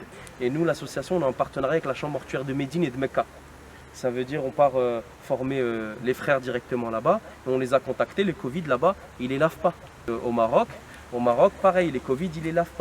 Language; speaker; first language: French; native; French